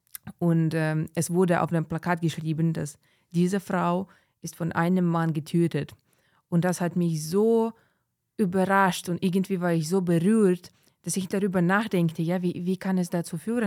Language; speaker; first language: German; non-native, fluent; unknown